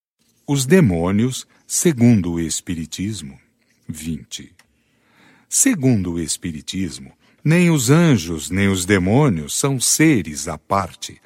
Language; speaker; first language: Portuguese; native; Portuguese